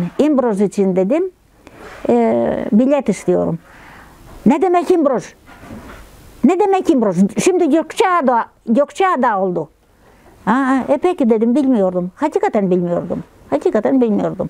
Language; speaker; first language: Turkish; non-native, local second language; Greek